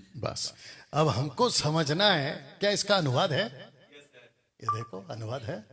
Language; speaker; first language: Hindi; non-native, local second language; Telugu